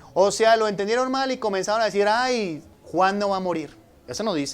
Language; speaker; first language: Spanish; native; Spanish